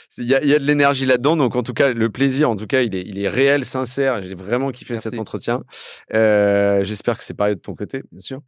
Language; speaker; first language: French; native; French